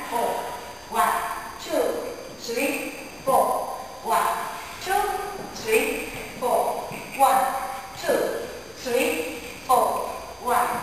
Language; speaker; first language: English; non-native, learner; Chinese